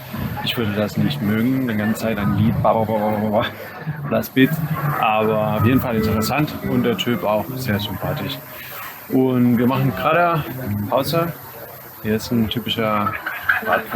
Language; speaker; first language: German; non-native, fluent; Spanish